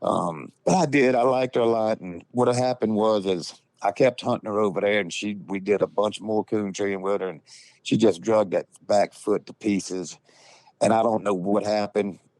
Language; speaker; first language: English; native; English